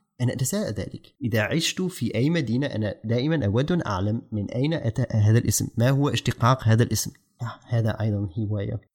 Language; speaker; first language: Arabic; non-native, fluent; German